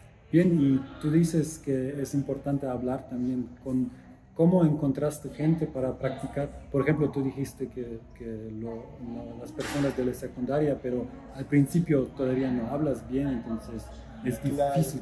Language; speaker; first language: Spanish; non-native, fluent; German